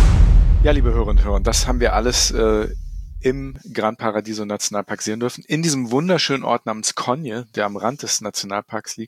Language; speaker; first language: German; native; German